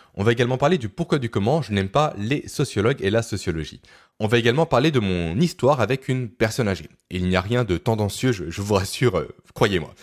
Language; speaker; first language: French; native; French